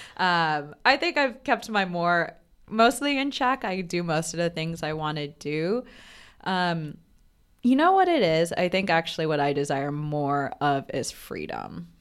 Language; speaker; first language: English; non-native, local second language; Bangla